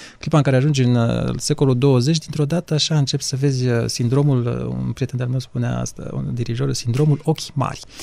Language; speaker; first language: Romanian; native; Romanian